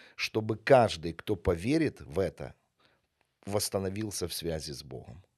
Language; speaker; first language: Russian; non-native, local second language; Ukrainian